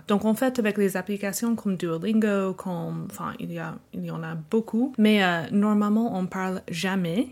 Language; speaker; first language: French; non-native, fluent; English